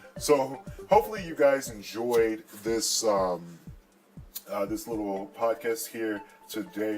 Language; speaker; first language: English; native; English